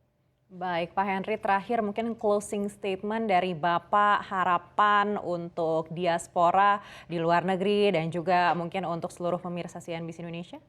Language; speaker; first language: Indonesian; native; Indonesian